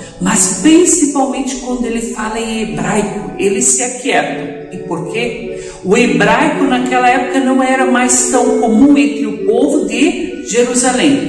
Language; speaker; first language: Portuguese; native; Portuguese